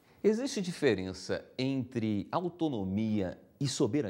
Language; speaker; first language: Portuguese; native; Portuguese